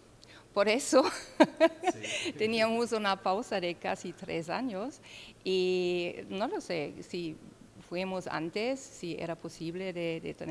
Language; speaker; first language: Spanish; non-native, learner; German